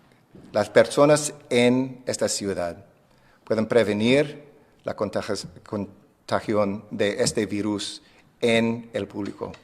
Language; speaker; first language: Spanish; non-native, fluent; English